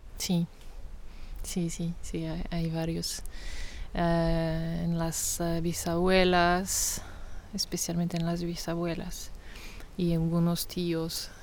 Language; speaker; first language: Spanish; non-native, fluent; French